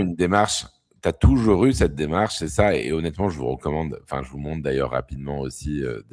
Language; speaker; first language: French; native; French